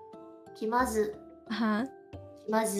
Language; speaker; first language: Japanese; non-native, learner; Korean